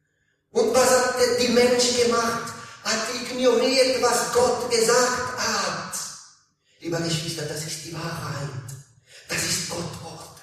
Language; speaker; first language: German; non-native, learner; Italian